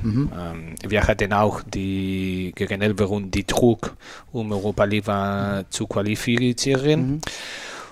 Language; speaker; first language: German; non-native, learner; Spanish